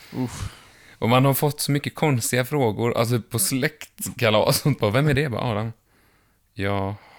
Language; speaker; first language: Swedish; native; Swedish